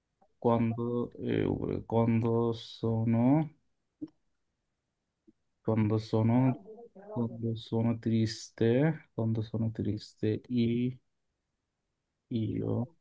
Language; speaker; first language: Italian; non-native, learner; Bangla